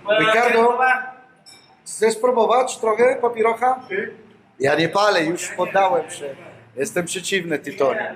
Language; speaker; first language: Polish; non-native, learner; Italian